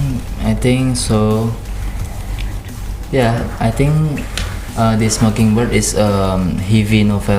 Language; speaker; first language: English; non-native, learner; Indonesian